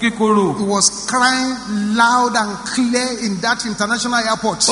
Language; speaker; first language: English; non-native, local second language; Yoruba